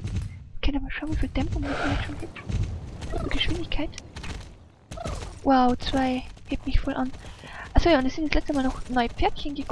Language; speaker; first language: German; native; German